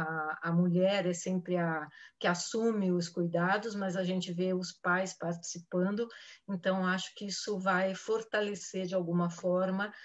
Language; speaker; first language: Portuguese; native; Portuguese